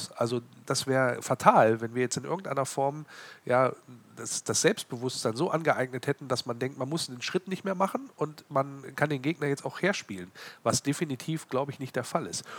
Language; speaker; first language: German; native; German